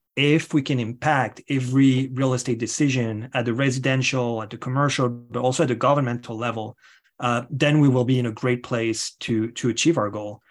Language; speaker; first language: English; non-native, fluent; French